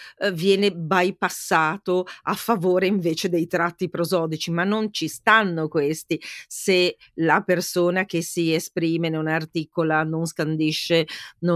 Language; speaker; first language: Italian; native; Italian